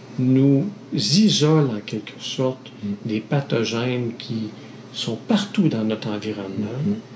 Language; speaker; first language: French; native; French